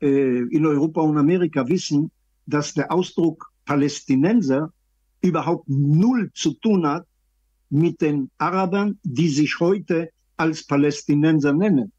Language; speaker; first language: German; non-native, fluent; Hebrew